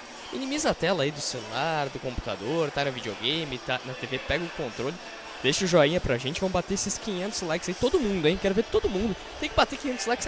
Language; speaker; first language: Portuguese; native; Portuguese